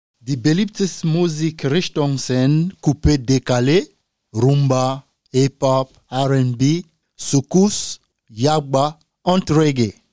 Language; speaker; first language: German; non-native, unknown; Dyula